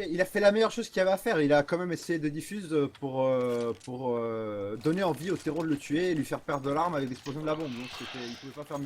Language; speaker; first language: French; native; French